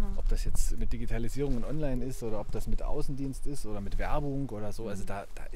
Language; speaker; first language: German; native; German